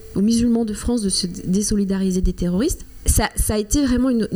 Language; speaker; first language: French; non-native, local second language; Kinyarwanda